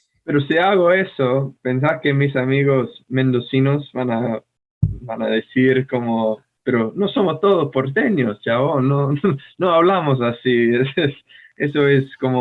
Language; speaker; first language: Spanish; non-native, fluent; English